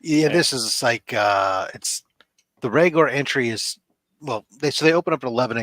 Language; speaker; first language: English; native; English